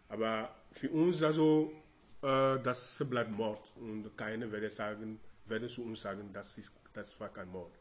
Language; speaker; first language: German; non-native, learner; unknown